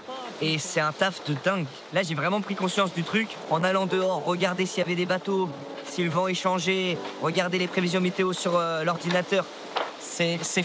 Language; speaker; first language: French; native; French